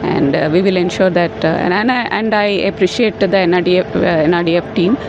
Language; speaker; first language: English; non-native, local second language; Telugu